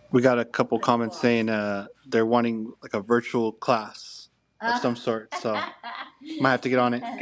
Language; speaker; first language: English; native; English